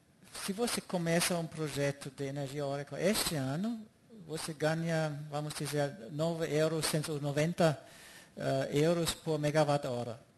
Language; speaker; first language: Portuguese; non-native, fluent; German